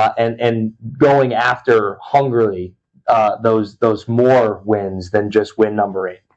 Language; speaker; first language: English; native; English